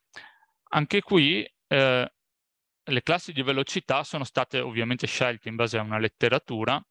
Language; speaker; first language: Italian; native; Italian